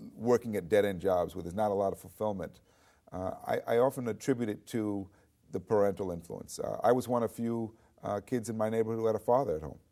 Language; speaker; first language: English; native; English